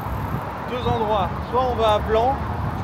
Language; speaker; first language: French; native; French